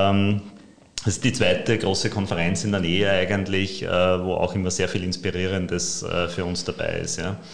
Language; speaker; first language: German; native; German